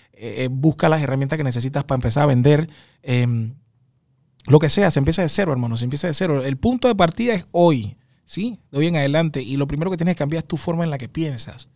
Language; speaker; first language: Spanish; native; Spanish